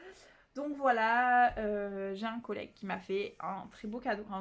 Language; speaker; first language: French; native; French